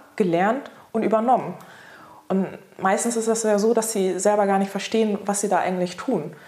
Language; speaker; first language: German; native; German